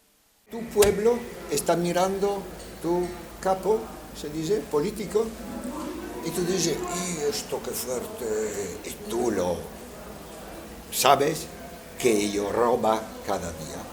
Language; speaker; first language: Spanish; non-native, learner; Italian